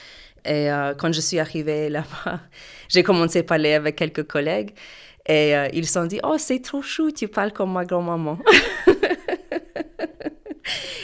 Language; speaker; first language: French; non-native, learner; English